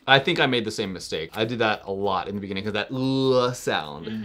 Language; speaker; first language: English; early bilingual, other home language; Spanish